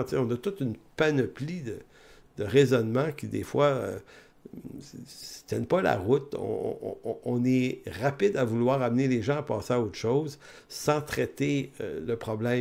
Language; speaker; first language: French; native; French